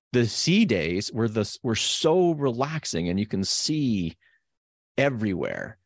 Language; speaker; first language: English; native; English